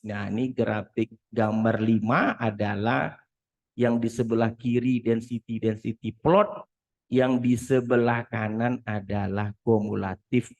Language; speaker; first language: Indonesian; native; Indonesian